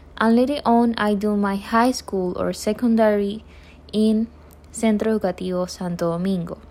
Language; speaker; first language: English; non-native, learner; Spanish